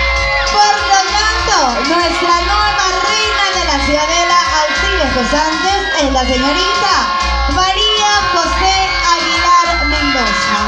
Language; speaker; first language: Spanish; native; Spanish